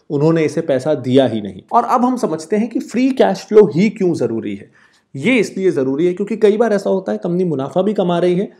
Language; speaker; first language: Hindi; native; Hindi